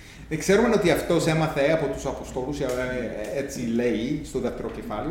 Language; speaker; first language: Greek; non-native, fluent; English